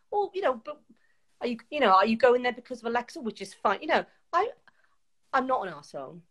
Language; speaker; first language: English; native; English